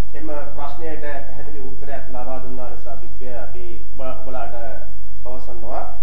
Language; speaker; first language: Sinhala; non-native, local second language; Tamil